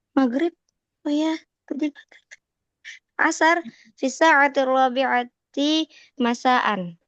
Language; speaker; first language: Arabic; non-native, learner; Indonesian